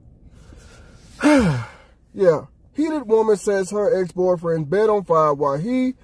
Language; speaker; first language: English; native; English